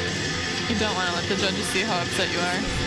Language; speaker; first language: English; native; English